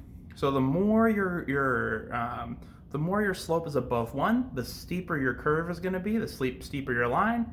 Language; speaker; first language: English; native; English